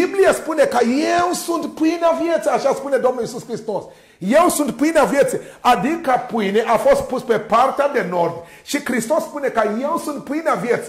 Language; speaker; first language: Romanian; non-native, learner; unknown